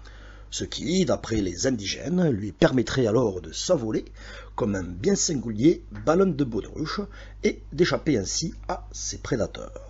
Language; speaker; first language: French; native; French